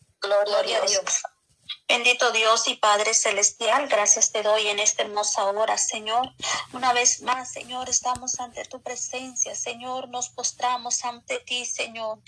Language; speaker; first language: Spanish; native; Spanish